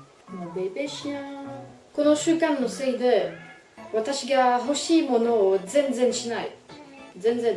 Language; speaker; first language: Japanese; non-native, learner; French